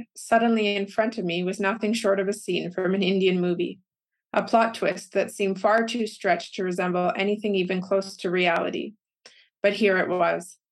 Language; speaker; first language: English; native; English